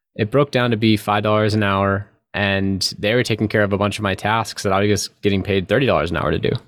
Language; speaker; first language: English; native; English